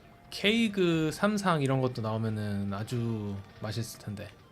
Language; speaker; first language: Korean; non-native, fluent; English